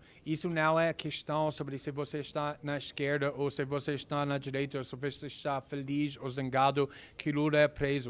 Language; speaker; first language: Portuguese; non-native, fluent; English